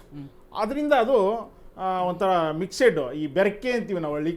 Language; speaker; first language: Kannada; native; Kannada